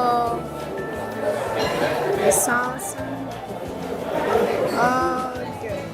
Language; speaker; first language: English; non-native, learner; Portuguese